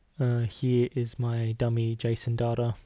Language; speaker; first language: English; native; English